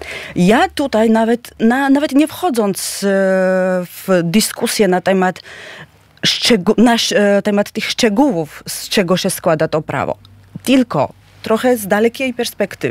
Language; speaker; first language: Polish; non-native, fluent; Georgian